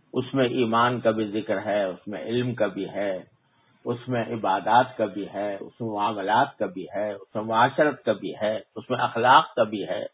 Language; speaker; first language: Urdu; native; Urdu